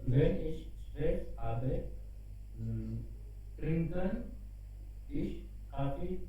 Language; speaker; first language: German; non-native, learner; Hindi